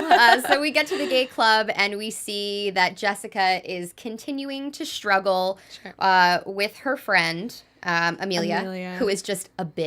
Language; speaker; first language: English; native; English